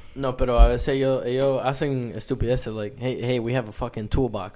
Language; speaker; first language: Spanish; early bilingual, heritage; Spanish